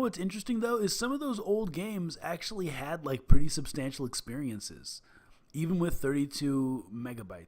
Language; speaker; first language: English; native; English